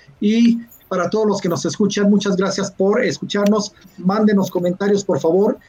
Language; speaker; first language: Spanish; native; Spanish